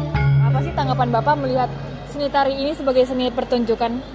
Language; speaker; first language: Indonesian; native; Indonesian